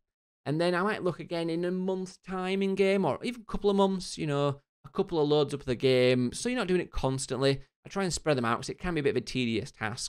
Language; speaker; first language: English; native; English